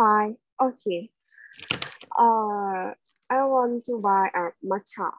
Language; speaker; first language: English; non-native, learner; Thai